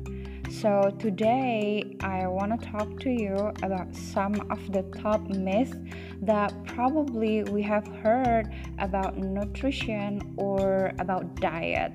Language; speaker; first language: English; non-native, fluent; Indonesian